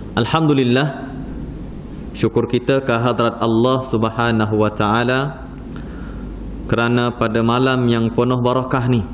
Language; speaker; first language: Malay; native; Malay